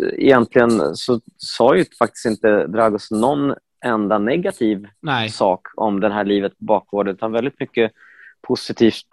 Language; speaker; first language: Swedish; native; Swedish